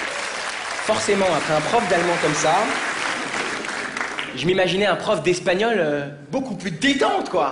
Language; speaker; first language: French; native; French